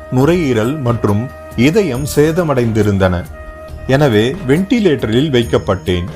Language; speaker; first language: Tamil; native; Tamil